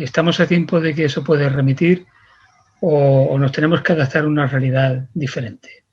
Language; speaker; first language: Spanish; native; Spanish